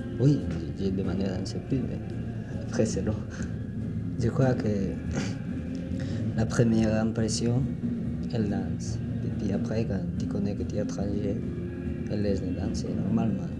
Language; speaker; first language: French; non-native, learner; Spanish